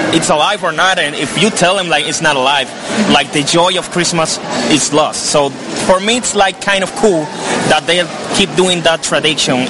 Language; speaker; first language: English; non-native, fluent; Spanish